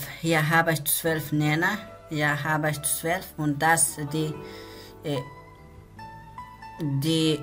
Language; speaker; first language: German; non-native, learner; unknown